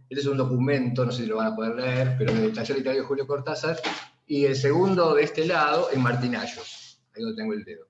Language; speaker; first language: Spanish; native; Spanish